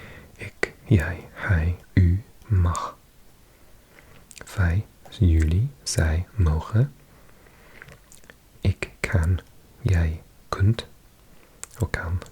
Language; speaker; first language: Dutch; non-native, learner; English